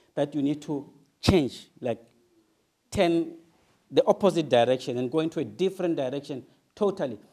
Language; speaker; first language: English; non-native, local second language; Northern Sotho